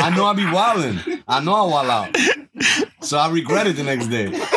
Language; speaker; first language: English; early bilingual, other home language; Spanish